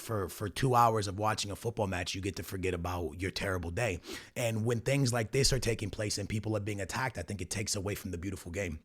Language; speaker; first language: English; native; English